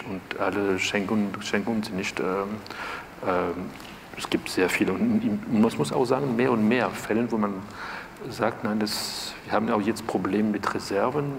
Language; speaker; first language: German; non-native, fluent; French